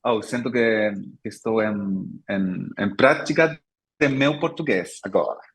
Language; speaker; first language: Portuguese; non-native, learner; Spanish